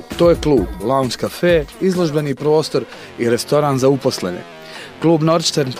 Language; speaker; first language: Croatian; native; Croatian